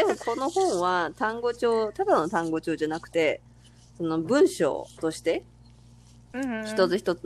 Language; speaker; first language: Japanese; non-native, fluent; English